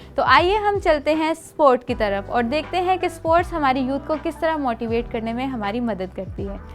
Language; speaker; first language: Urdu; native; Urdu